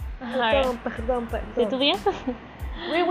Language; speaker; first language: French; non-native, learner; Spanish